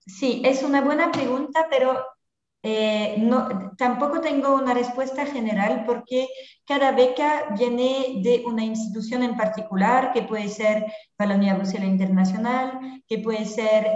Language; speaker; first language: Spanish; non-native, fluent; French